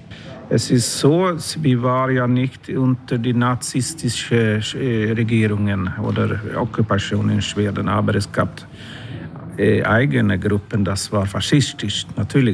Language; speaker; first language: German; non-native, learner; Swedish